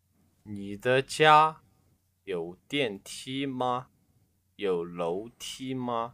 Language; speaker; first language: Chinese; non-native, learner; English